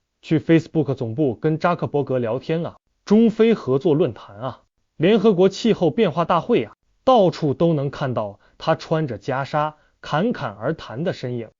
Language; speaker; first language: Chinese; native; Chinese